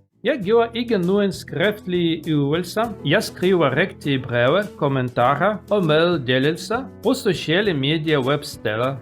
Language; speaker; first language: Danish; non-native, learner; Russian